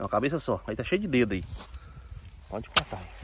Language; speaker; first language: Portuguese; native; Portuguese